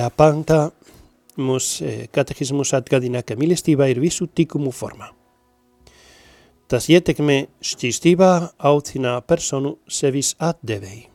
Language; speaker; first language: Latvian; non-native, learner; Spanish